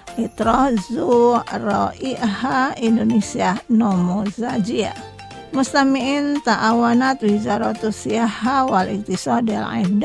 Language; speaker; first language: Arabic; non-native, fluent; Indonesian